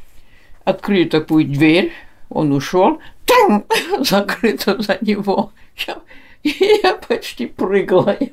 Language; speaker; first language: Russian; early bilingual, heritage; Russian